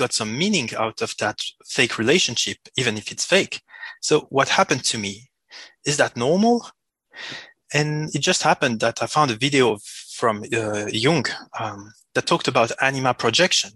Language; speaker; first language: English; non-native, fluent; French